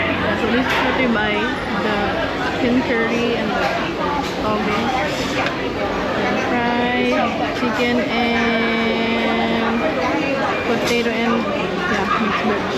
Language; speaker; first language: English; non-native, local second language; Filipino